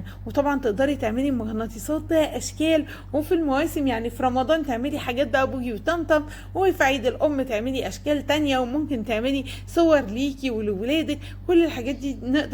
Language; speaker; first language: Arabic; native; Arabic